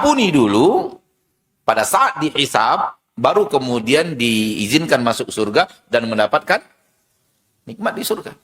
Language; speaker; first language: Indonesian; native; Indonesian